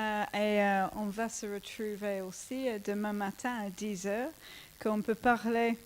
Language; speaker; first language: French; non-native, fluent; English